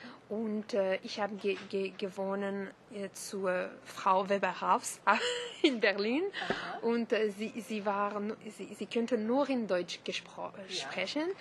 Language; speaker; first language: German; non-native, learner; French